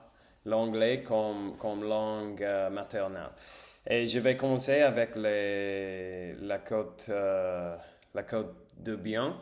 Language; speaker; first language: French; non-native, learner; English